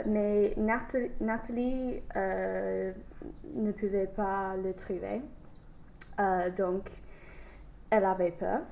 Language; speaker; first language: French; non-native, learner; English